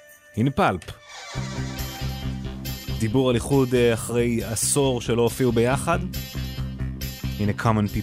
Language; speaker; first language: Hebrew; native; Hebrew